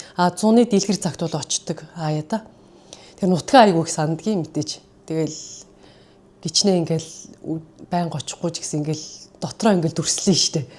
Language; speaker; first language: Mongolian; native; Mongolian